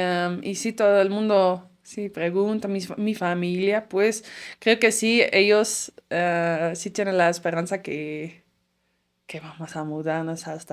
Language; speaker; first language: Spanish; non-native, fluent; Dutch